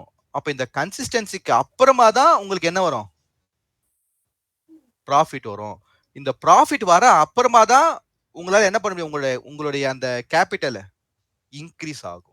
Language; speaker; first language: Tamil; native; Tamil